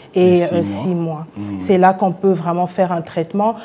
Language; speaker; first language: French; non-native, local second language; Lingala